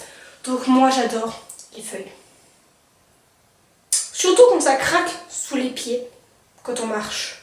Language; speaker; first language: French; native; French